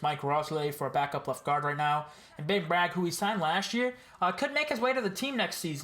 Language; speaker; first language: English; native; English